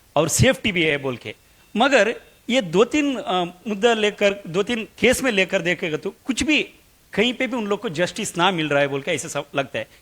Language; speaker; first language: Hindi; non-native, local second language; Kannada